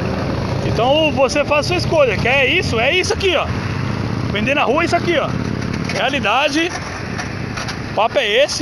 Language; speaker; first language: Portuguese; native; Portuguese